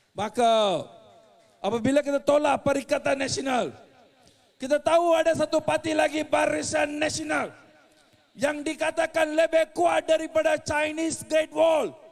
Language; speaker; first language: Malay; non-native, local second language; Tamil